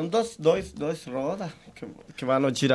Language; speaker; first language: Portuguese; non-native, learner; Spanish